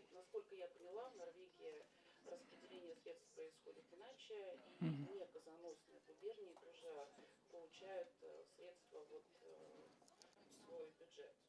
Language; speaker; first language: Russian; native; Russian